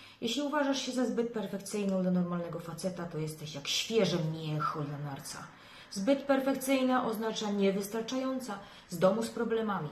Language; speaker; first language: Polish; native; Polish